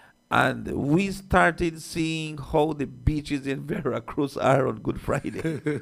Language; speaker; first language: English; native; English